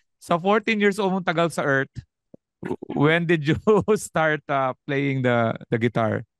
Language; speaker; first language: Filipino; native; Filipino